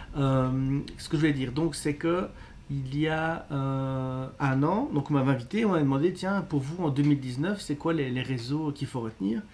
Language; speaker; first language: French; native; French